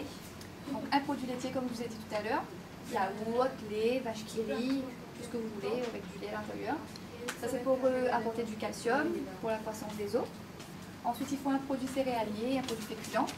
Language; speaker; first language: French; native; French